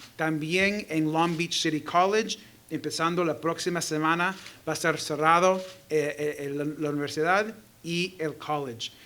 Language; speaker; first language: Spanish; early bilingual, heritage; Spanish